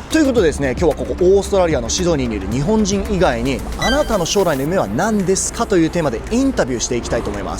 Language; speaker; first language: Japanese; native; Japanese